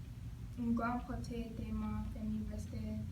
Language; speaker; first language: French; non-native, learner; English